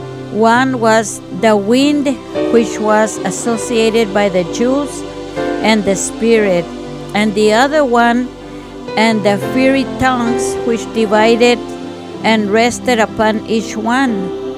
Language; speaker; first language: English; early bilingual, other home language; Spanish